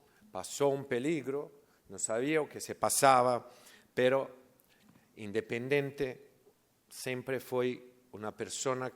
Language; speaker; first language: Spanish; non-native, learner; Portuguese